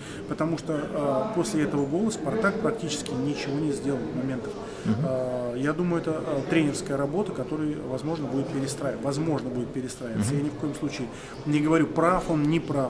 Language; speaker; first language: Russian; native; Russian